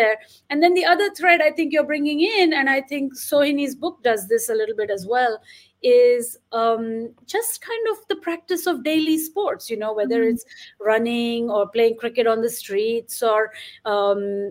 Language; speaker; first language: English; non-native, local second language; Marathi